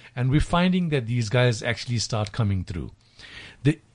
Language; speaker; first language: English; native; English